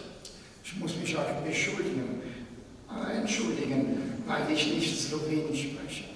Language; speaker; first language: German; non-native, fluent; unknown